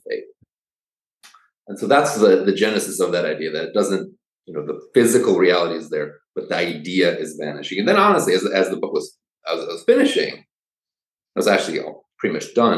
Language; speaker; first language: English; early bilingual, other home language; Polish